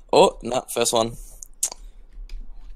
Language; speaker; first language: English; native; English